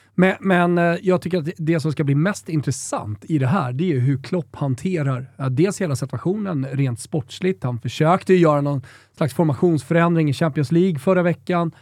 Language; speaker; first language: Swedish; native; Swedish